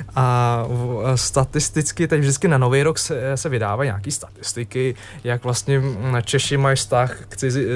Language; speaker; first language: Czech; early bilingual, other home language; Vietnamese